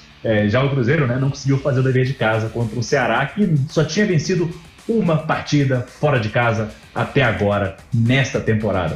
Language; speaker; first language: Portuguese; native; Portuguese